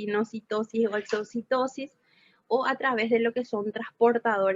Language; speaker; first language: Spanish; native; Spanish